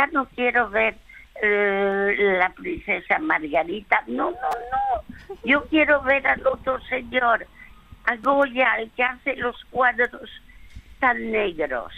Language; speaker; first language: Spanish; early bilingual, other home language; French